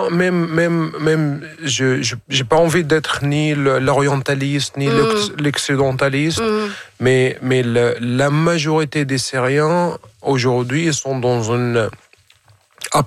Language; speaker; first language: French; non-native, fluent; Arabic